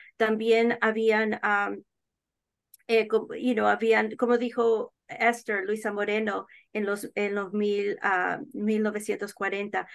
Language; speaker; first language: Spanish; early bilingual, heritage; Spanish